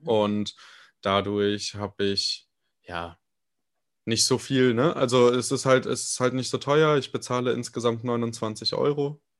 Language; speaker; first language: German; native; German